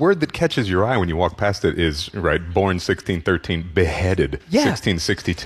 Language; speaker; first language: English; native; English